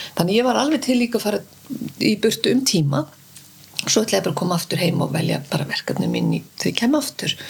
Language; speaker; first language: Icelandic; early bilingual, heritage; Icelandic